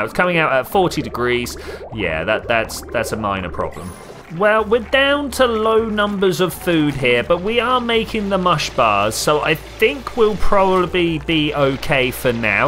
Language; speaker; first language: English; native; English